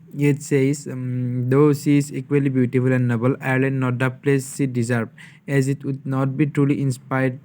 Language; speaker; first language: English; non-native, local second language; Assamese